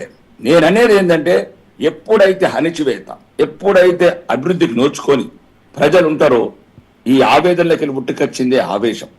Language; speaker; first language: Telugu; native; Telugu